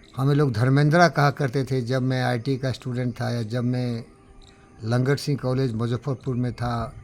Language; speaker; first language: Hindi; non-native, local second language; Bangla